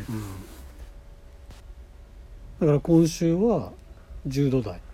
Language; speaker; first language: Japanese; native; Japanese